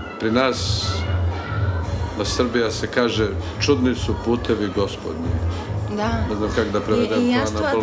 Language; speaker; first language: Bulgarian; non-native, learner; Serbian